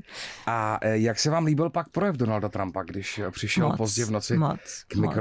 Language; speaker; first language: Czech; native; Czech